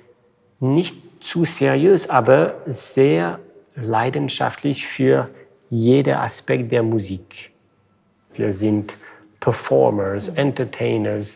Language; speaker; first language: German; non-native, fluent; French